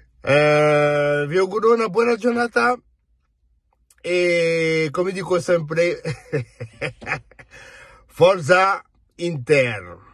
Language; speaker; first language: Italian; non-native, fluent; French